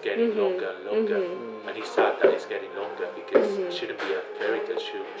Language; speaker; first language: English; non-native, fluent; Spanish